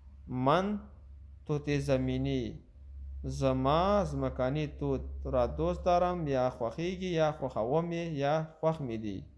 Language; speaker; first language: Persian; non-native, local second language; Pashto